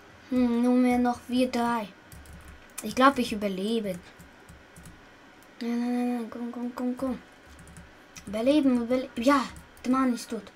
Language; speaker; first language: German; early bilingual, other home language; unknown